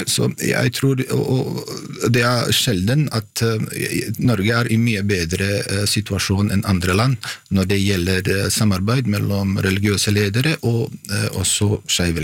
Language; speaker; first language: Norwegian; non-native, fluent; Bosnian